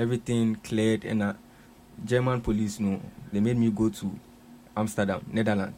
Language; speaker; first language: English; non-native, local second language; Akan